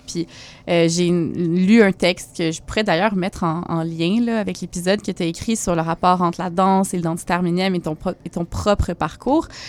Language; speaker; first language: French; native; French